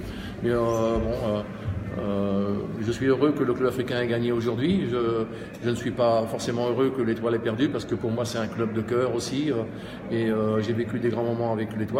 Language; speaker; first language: French; native; French